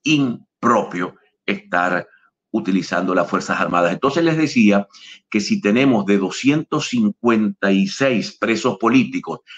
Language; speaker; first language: Spanish; native; Spanish